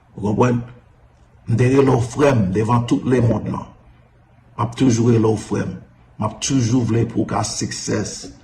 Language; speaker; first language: Haitian Creole; early bilingual, heritage; Haitian Creole